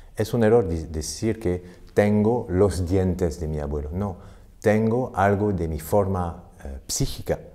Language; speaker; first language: Spanish; non-native, fluent; French